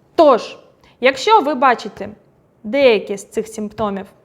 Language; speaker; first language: Ukrainian; non-native, local second language; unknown